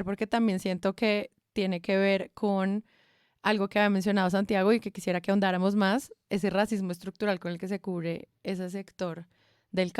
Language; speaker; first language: Spanish; native; Spanish